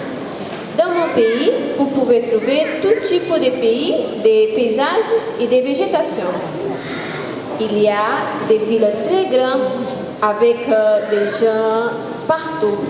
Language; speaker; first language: French; non-native, fluent; Portuguese